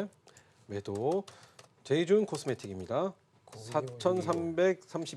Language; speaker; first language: Korean; native; Korean